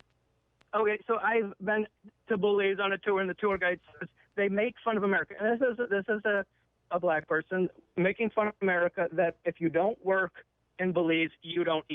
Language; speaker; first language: English; native; English